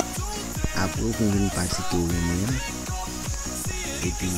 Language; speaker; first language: French; non-native, learner; Haitian Creole